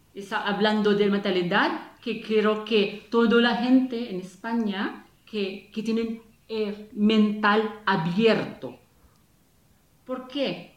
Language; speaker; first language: Spanish; non-native, fluent; Filipino